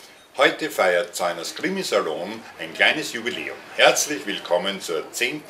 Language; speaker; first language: German; native; German